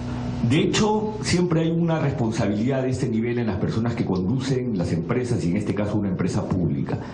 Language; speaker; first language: Spanish; native; Spanish